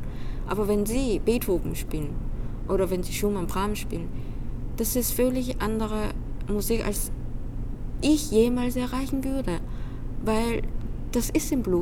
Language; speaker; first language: German; non-native, fluent; Korean